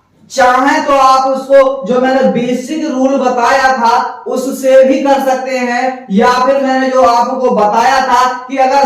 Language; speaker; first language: Hindi; native; Hindi